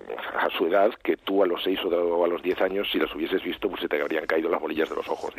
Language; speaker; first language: Spanish; native; Spanish